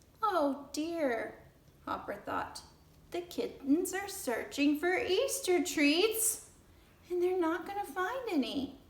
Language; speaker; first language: English; native; English